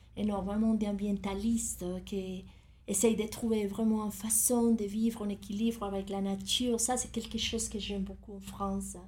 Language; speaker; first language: French; non-native, fluent; Spanish